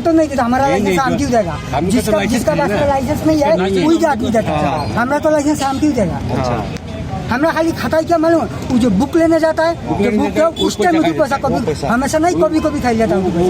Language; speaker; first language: Hindi; non-native, local second language; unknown